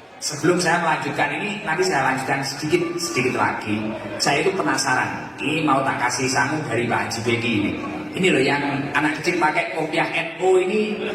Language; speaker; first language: Indonesian; non-native, local second language; Javanese